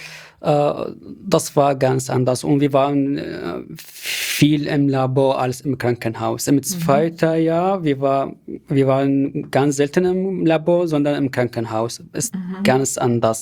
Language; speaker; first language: German; non-native, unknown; Arabic